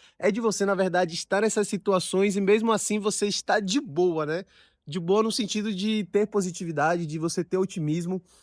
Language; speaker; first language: Portuguese; native; Portuguese